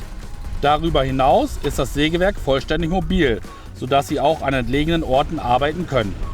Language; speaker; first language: German; native; German